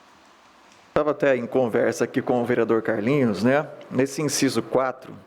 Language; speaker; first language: Portuguese; native; Portuguese